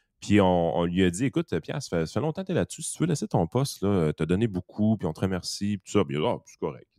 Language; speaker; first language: French; native; French